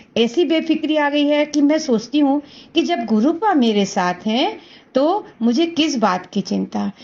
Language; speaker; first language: Hindi; native; Hindi